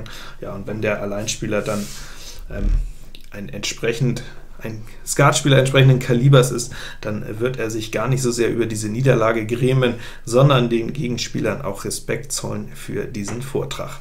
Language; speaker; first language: German; native; German